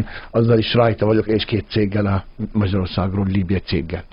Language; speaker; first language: Hungarian; non-native, fluent; Arabic